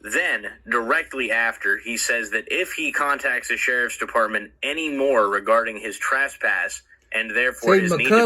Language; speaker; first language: English; native; English